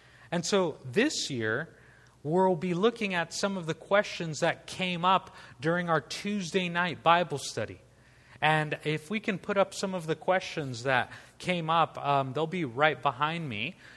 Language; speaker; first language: English; native; English